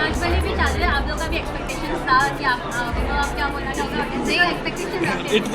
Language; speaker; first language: Hindi; native; Hindi